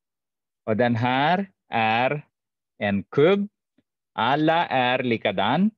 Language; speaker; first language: Swedish; non-native, fluent; Arabic